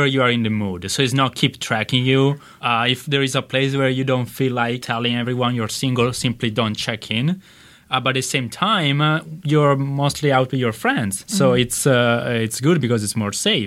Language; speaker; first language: English; non-native, fluent; Italian